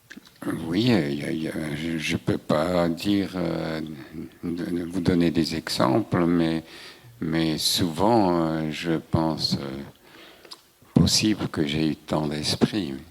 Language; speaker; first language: French; non-native, local second language; German